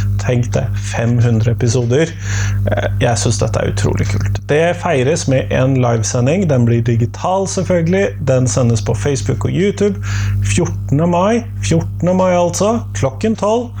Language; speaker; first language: Norwegian; native; Norwegian